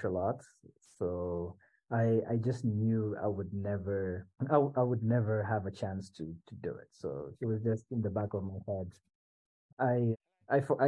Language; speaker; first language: English; non-native, local second language; Swahili